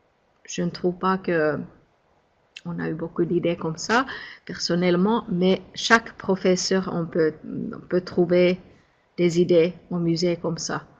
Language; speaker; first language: French; non-native, fluent; Finnish